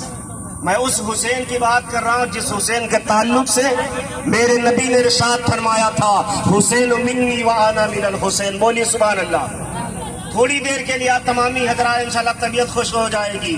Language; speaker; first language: Urdu; native; Urdu